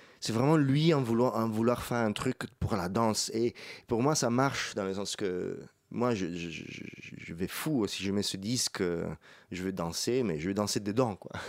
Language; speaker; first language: French; non-native, fluent; Italian